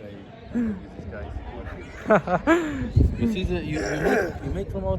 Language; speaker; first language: English; non-native, learner; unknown